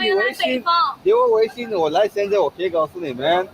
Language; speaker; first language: Chinese; non-native, learner; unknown